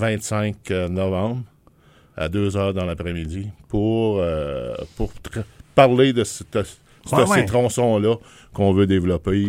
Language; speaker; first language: French; native; French